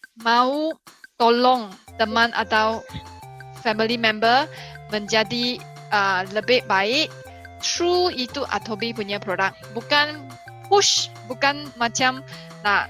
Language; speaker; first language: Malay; non-native, local second language; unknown